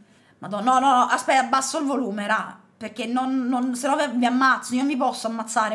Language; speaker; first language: Italian; native; Italian